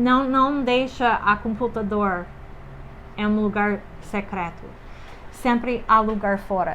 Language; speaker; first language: Portuguese; non-native, fluent; English